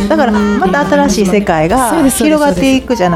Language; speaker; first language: Japanese; native; Japanese